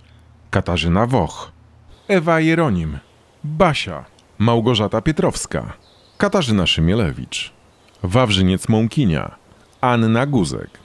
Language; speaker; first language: Polish; native; Polish